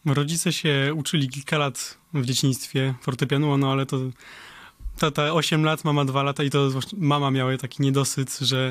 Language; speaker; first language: Polish; early bilingual, heritage; Polish